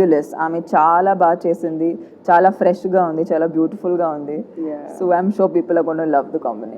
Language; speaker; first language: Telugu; non-native, fluent; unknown